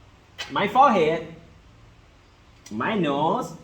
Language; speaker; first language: English; non-native, learner; Lao